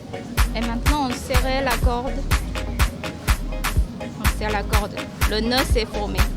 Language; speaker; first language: French; non-native, learner; Chinese